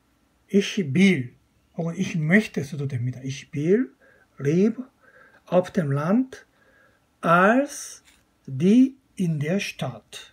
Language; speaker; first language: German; non-native, fluent; Korean